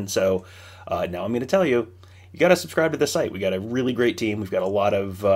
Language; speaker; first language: English; native; English